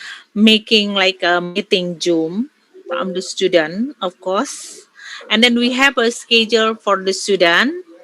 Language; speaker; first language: English; non-native, learner; Indonesian